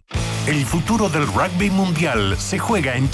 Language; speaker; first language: Spanish; native; Spanish